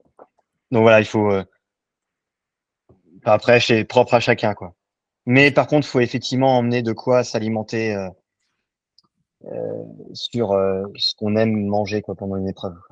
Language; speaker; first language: French; native; French